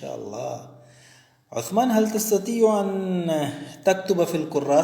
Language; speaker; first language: Arabic; non-native, fluent; Urdu